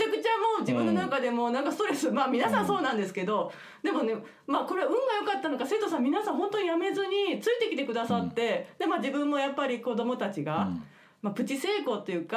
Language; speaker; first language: Japanese; native; Japanese